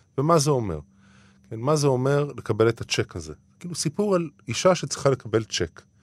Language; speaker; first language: Hebrew; native; Hebrew